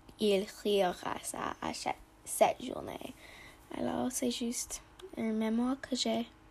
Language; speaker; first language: French; non-native, learner; English